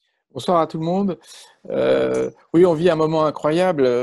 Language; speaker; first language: French; native; French